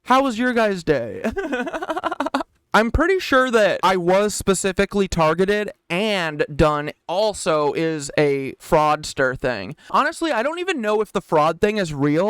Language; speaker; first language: English; native; English